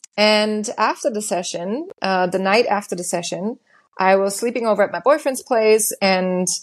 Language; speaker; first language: English; non-native, fluent; German